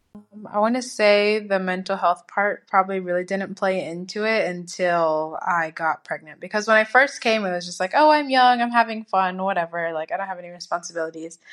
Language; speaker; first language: English; native; English